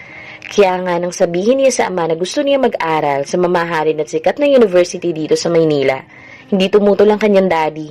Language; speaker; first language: Filipino; native; Filipino